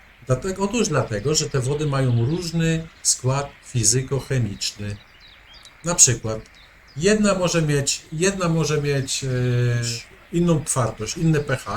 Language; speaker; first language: Polish; native; Polish